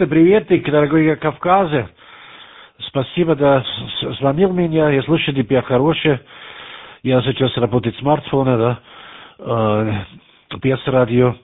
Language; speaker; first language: Russian; non-native, learner; German